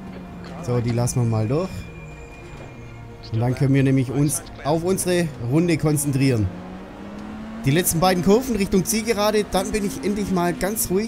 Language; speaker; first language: German; native; German